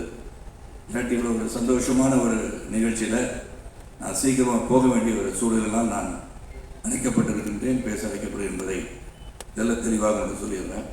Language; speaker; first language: Tamil; native; Tamil